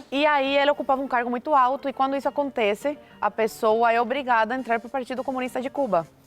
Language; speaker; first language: Portuguese; early bilingual, other home language; Spanish